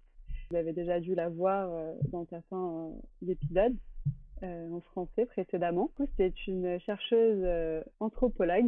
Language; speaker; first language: French; native; French